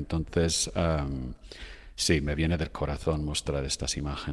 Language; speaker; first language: Spanish; non-native, fluent; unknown